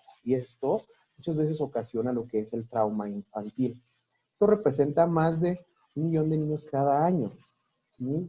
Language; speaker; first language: Spanish; native; Spanish